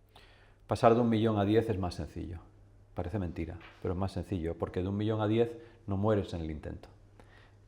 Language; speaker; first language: Spanish; native; Spanish